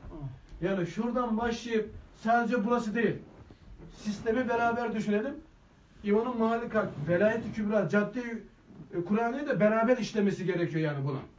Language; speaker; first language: Turkish; native; Turkish